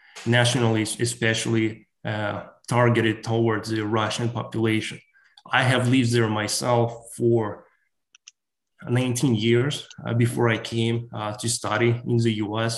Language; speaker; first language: English; non-native, fluent; Ukrainian